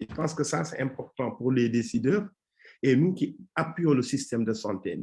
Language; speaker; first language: French; non-native, local second language; Wolof